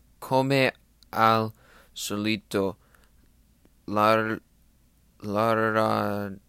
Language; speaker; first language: Italian; non-native, learner; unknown